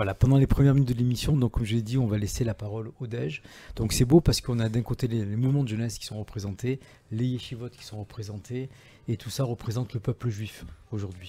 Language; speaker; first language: French; native; French